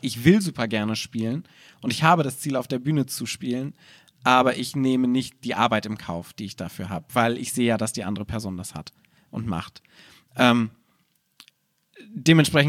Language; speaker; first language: German; native; German